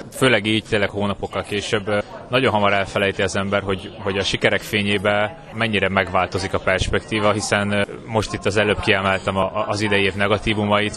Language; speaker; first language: Hungarian; native; Hungarian